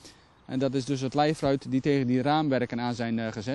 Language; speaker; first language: Dutch; native; Dutch